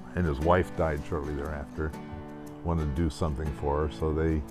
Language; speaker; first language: English; native; English